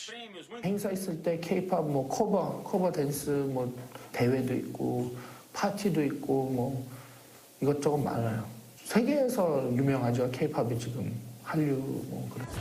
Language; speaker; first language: Korean; early bilingual, heritage; Korean